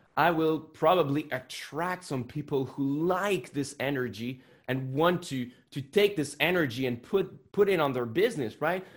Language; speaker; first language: English; non-native, fluent; French